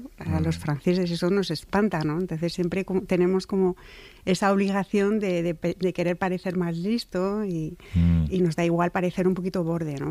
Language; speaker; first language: Spanish; non-native, fluent; French